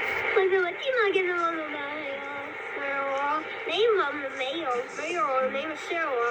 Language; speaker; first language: Cantonese; early bilingual, heritage; Cantonese